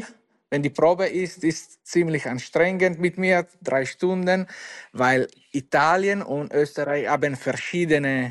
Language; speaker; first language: German; non-native, learner; Italian